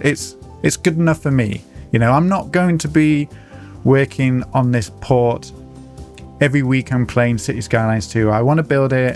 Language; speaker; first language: English; native; English